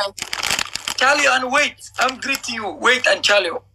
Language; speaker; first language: English; non-native, learner; Somali